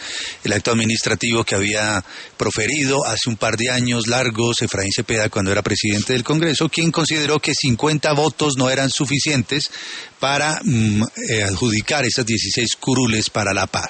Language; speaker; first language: Spanish; native; Spanish